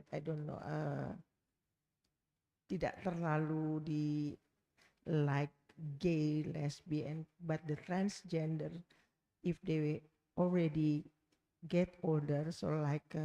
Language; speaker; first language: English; non-native, learner; Indonesian